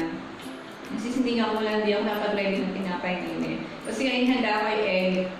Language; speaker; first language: Filipino; native; Filipino